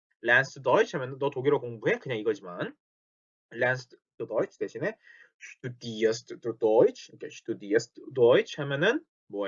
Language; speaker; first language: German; non-native, fluent; Korean